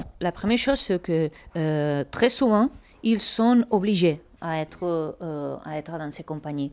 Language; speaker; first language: French; non-native, fluent; Spanish